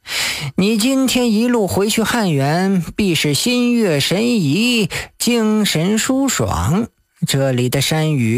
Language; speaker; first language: Chinese; native; Chinese